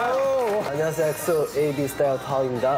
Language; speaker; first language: Korean; non-native, learner; Chinese